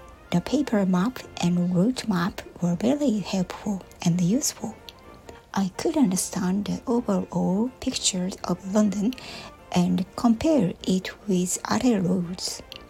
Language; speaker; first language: English; non-native, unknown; Japanese